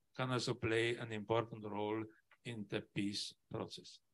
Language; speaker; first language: English; non-native, learner; Polish